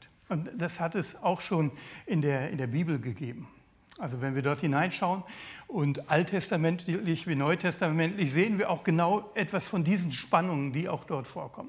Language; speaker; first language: German; native; German